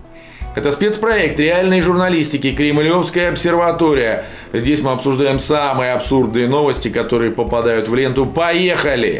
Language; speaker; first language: Russian; native; Russian